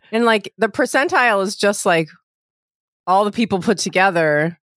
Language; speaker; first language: English; native; English